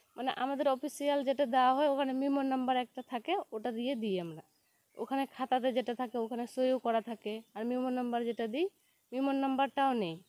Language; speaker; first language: Bangla; non-native, local second language; Santali